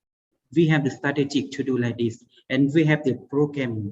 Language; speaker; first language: English; non-native, learner; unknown